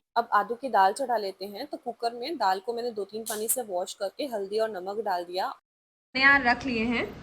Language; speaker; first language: Hindi; native; Hindi